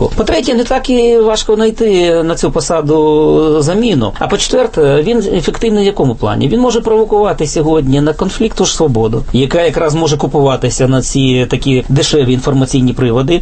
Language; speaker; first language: Ukrainian; native; Ukrainian